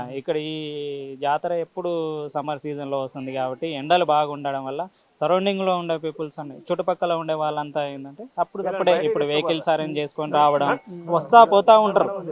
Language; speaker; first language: Telugu; non-native, local second language; Lambadi